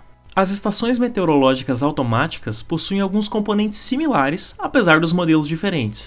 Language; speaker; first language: Portuguese; native; Portuguese